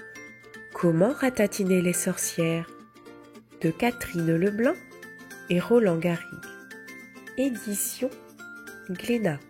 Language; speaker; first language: French; native; French